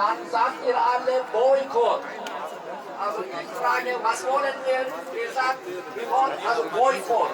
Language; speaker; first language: German; native; German